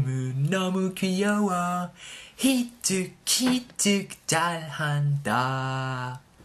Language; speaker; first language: Korean; non-native, learner; French